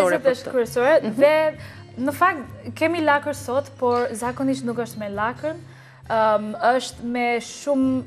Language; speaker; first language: Albanian; non-native, learner; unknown